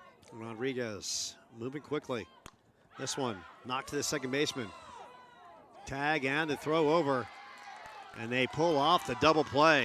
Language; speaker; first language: English; native; English